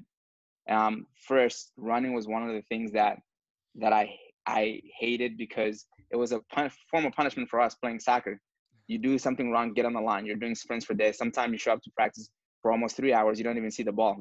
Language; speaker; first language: English; non-native, fluent; Bambara